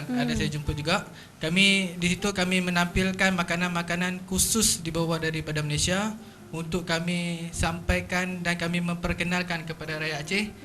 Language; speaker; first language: Malay; native; Malay